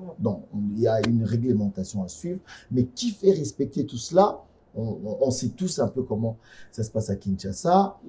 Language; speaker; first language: French; non-native, local second language; Lingala